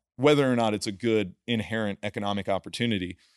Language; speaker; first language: English; native; English